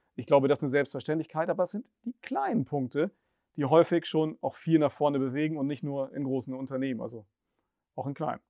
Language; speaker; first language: German; native; German